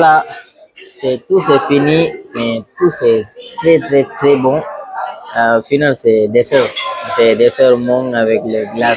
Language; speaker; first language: French; non-native, learner; Tamil